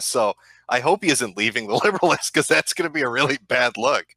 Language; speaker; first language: English; native; English